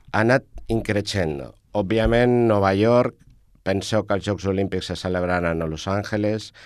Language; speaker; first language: Catalan; native; Catalan